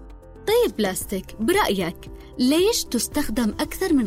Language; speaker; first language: Arabic; native; Arabic